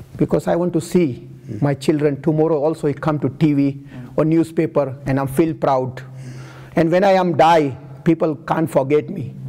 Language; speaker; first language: English; non-native, local second language; Gujarati